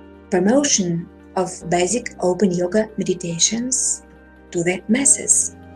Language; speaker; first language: English; non-native, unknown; Russian